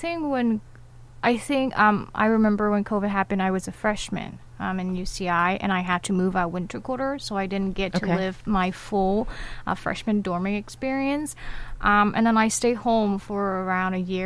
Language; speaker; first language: English; native; English